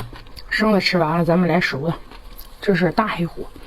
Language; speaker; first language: Chinese; native; Chinese